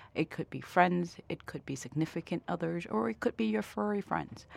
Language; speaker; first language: English; early bilingual, other home language; Vietnamese